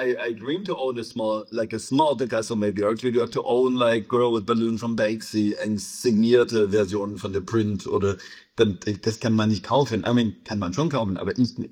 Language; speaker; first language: German; non-native, fluent; English